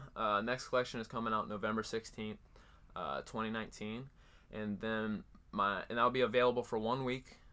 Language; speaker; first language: English; native; English